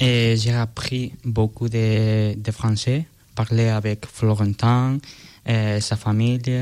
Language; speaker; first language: French; non-native, learner; Spanish